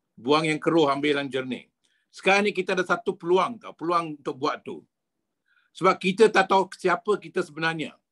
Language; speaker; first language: Malay; native; Malay